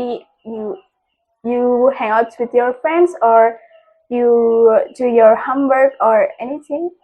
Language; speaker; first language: English; non-native, local second language; Indonesian